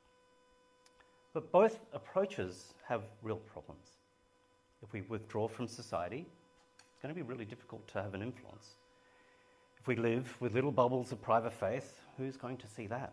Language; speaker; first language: English; native; English